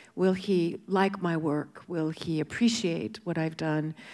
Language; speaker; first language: English; native; English